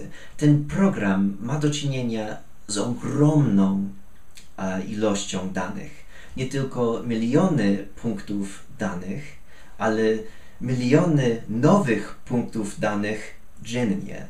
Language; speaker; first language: Polish; non-native, fluent; English